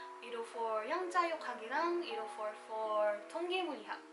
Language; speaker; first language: Korean; non-native, learner; Filipino